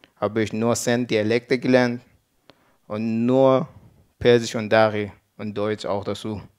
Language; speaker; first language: German; non-native, learner; Persian